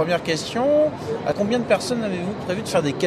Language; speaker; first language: French; native; French